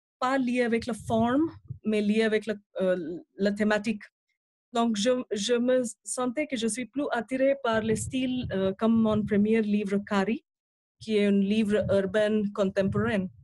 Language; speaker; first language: French; non-native, fluent; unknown